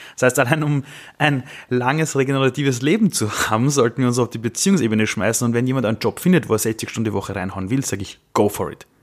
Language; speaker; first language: German; early bilingual, other home language; Persian